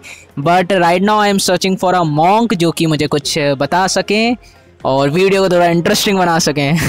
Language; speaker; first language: Hindi; native; Hindi